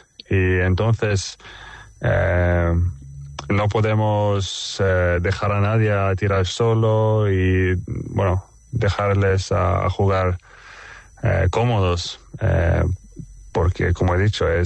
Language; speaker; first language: Spanish; non-native, fluent; Swedish